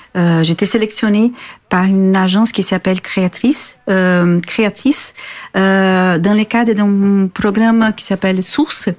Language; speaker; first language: French; non-native, fluent; Portuguese